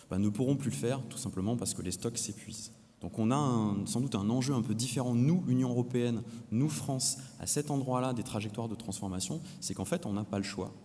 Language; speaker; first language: French; native; French